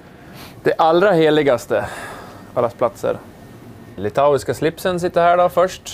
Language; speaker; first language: Swedish; native; Swedish